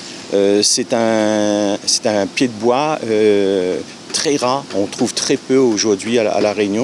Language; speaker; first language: French; native; French